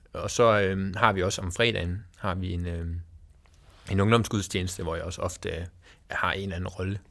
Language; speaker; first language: Danish; native; Danish